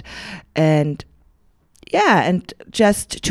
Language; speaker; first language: English; non-native, fluent; German